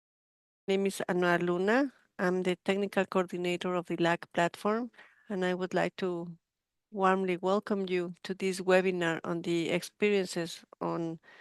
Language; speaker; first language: English; non-native, fluent; Spanish